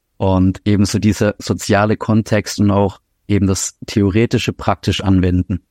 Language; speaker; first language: German; native; German